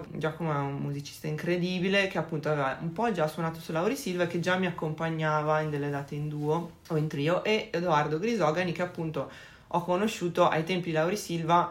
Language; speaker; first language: Italian; native; Italian